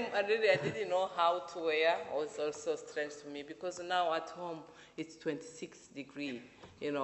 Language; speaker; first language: English; non-native, local second language; Kinyarwanda